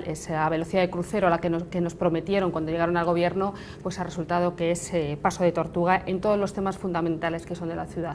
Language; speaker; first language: Spanish; native; Spanish